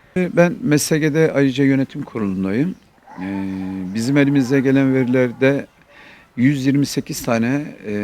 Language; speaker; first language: Turkish; native; Turkish